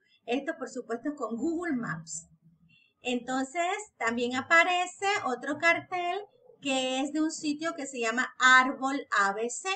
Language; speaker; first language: Spanish; native; Spanish